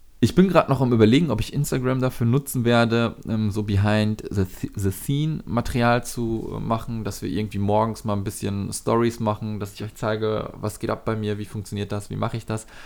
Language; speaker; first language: German; native; German